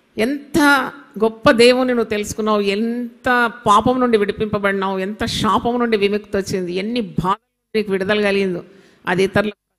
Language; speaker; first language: Telugu; non-native, local second language; Malayalam